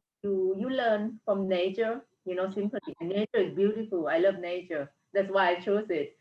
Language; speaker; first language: English; non-native, fluent; Thai